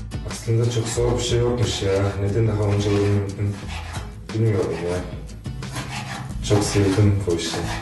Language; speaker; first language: Turkish; non-native, learner; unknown